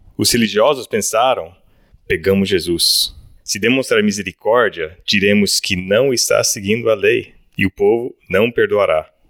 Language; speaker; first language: Portuguese; early bilingual, other home language; English